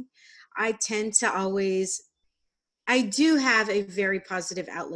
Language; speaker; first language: English; native; English